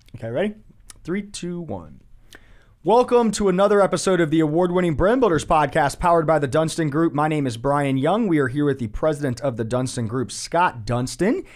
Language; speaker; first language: English; native; English